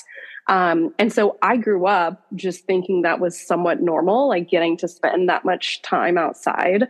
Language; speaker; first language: English; native; English